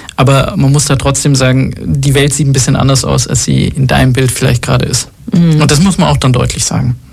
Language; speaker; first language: German; early bilingual, other home language; Arabic